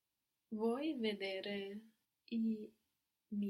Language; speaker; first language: Italian; non-native, learner; English